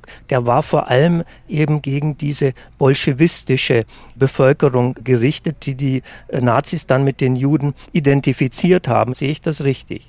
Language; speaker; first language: German; native; German